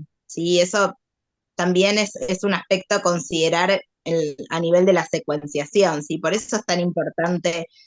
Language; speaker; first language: Spanish; native; Spanish